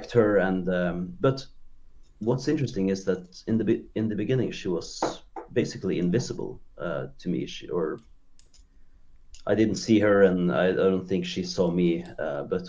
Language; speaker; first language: English; non-native, fluent; Norwegian